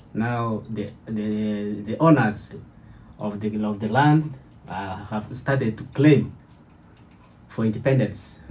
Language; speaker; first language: English; non-native, learner; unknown